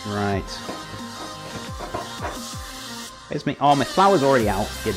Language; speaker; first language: English; native; English